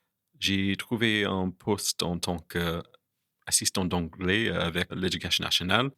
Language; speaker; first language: French; non-native, fluent; English